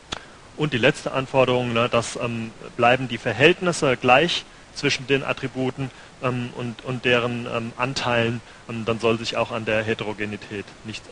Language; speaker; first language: German; native; German